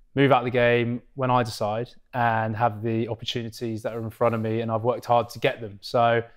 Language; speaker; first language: English; native; English